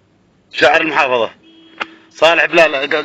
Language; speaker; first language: Arabic; native; Arabic